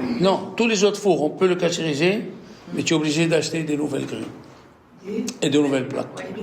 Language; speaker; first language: French; native; French